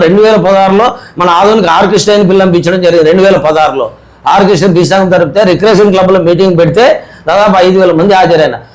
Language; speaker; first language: Telugu; native; Telugu